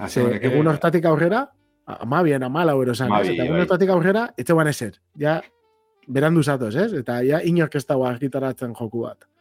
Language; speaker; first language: Basque; native; Basque